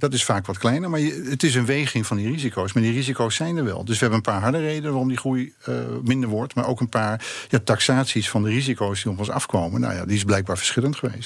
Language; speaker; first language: Dutch; native; Dutch